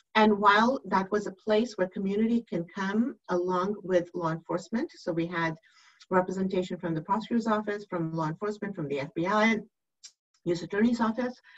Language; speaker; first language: English; native; English